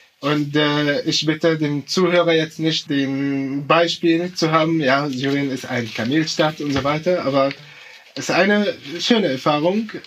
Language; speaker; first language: German; non-native, fluent; Arabic